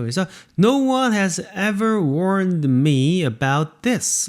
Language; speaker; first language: English; non-native, fluent; Korean